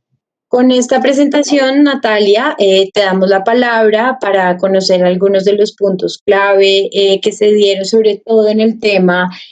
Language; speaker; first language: Spanish; native; Spanish